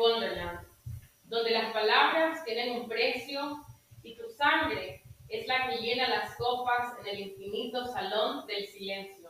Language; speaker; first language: English; non-native, learner; Spanish